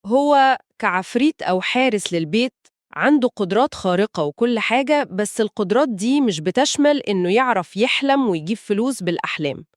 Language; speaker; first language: Arabic; native; Arabic